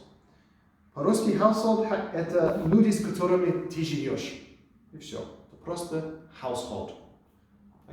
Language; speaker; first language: Russian; non-native, fluent; English